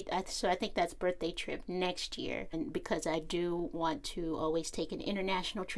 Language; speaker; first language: English; native; English